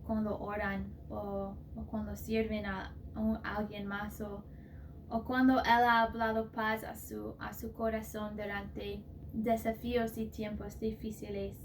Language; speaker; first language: Spanish; non-native, fluent; English